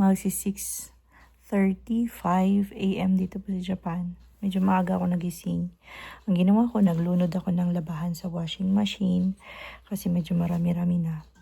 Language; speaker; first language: Filipino; non-native, local second language; Cebuano